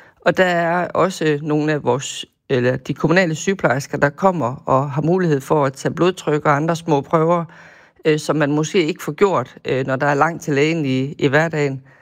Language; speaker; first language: Danish; native; Danish